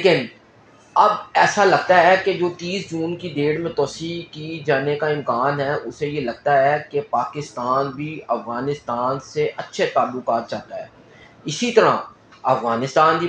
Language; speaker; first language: Urdu; non-native, local second language; Punjabi